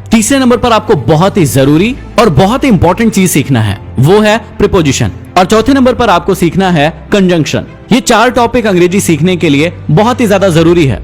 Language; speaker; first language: Hindi; native; Hindi